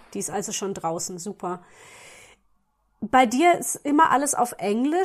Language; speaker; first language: German; native; German